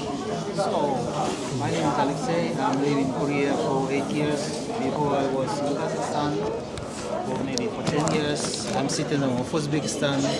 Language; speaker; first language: English; non-native, learner; Russian